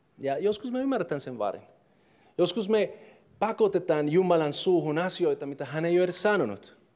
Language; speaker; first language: Finnish; non-native, fluent; English